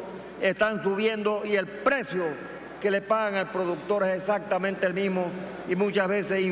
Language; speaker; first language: Spanish; native; Spanish